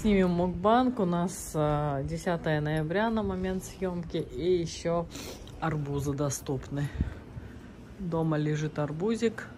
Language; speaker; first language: Russian; native; Russian